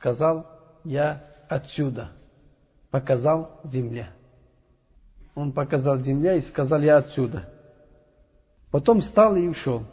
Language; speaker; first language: Russian; non-native, local second language; Uzbek